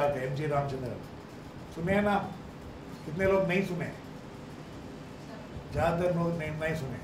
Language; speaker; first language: Hindi; non-native, local second language; Kannada